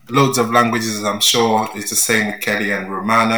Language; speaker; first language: English; non-native, local second language; Yoruba